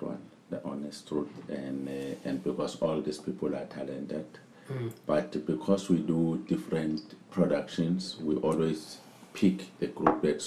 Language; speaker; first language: English; non-native, local second language; Zulu